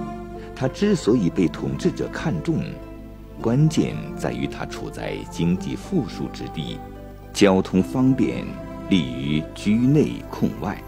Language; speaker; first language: Chinese; native; Chinese